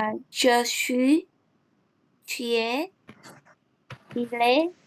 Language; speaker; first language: French; non-native, learner; English